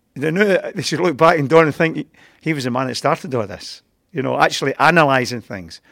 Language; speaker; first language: English; native; English